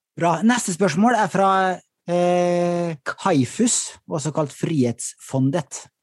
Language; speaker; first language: Swedish; native; Swedish